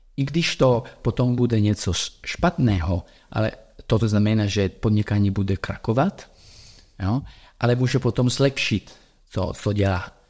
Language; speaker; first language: Czech; non-native, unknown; Italian